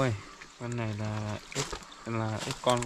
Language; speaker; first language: Vietnamese; non-native, local second language; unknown